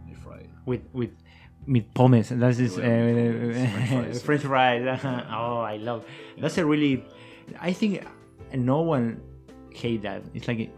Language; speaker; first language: English; non-native, learner; Spanish